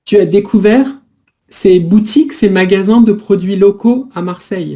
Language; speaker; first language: French; native; French